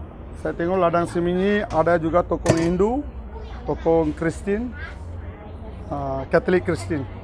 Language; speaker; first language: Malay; non-native, local second language; Tamil